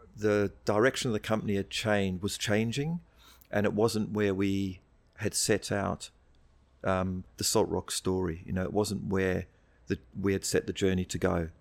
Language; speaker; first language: English; native; English